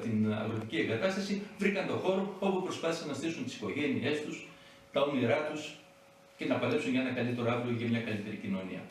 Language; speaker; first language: Greek; native; Greek